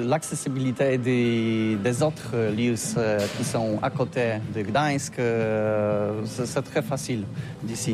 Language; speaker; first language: French; non-native, learner; Polish